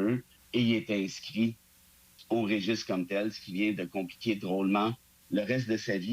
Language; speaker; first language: French; native; French